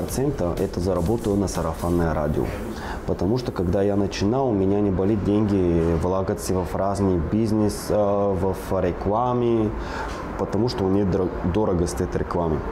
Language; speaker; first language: Russian; non-native, learner; Bulgarian